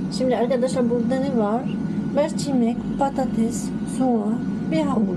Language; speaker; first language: Turkish; non-native, learner; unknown